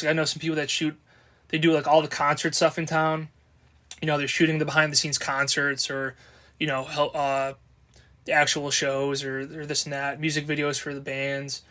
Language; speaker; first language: English; native; English